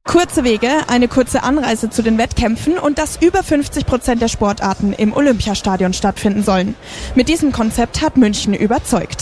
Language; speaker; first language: German; native; German